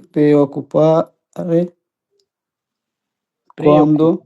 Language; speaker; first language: Italian; non-native, learner; Bangla